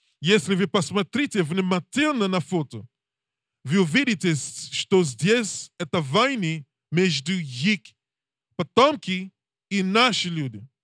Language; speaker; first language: Russian; non-native, learner; English